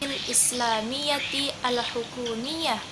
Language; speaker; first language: Arabic; non-native, fluent; Indonesian